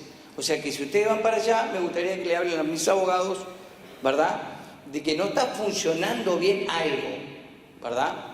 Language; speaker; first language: Spanish; native; Spanish